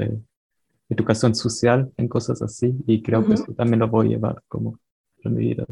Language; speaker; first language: Spanish; early bilingual, heritage; Spanish